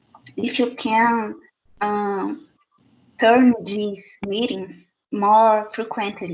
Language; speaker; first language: English; non-native, fluent; Portuguese